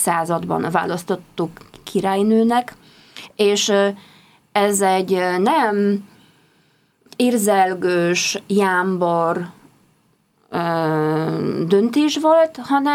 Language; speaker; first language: Hungarian; non-native, fluent; Polish